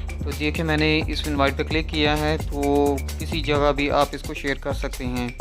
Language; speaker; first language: Urdu; non-native, local second language; Punjabi